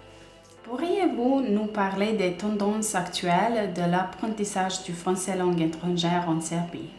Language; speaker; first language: French; non-native, fluent; Serbian